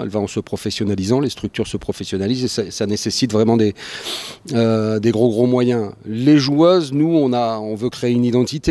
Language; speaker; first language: French; native; French